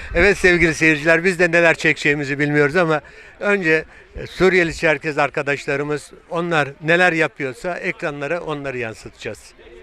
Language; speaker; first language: Turkish; native; Turkish